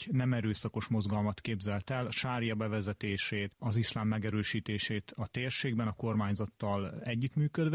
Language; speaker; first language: Hungarian; native; Hungarian